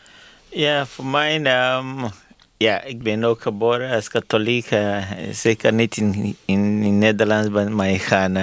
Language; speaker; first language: Dutch; non-native, learner; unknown